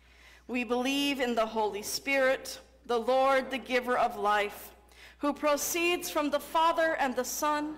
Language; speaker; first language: English; native; English